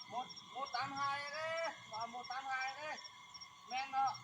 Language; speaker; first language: Vietnamese; non-native, local second language; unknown